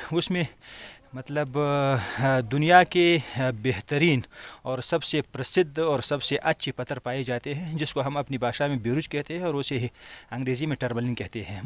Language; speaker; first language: Hindi; non-native, fluent; Pashto